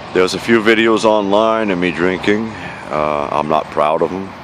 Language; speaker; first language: English; native; English